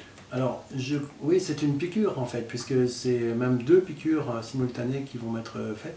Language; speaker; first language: French; native; French